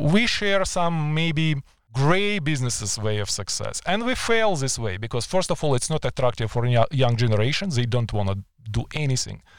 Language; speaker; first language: English; non-native, fluent; Ukrainian